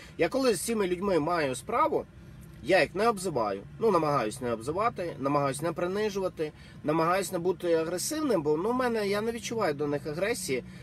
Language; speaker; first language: Ukrainian; non-native, local second language; Russian